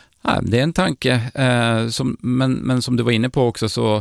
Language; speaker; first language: Swedish; native; Swedish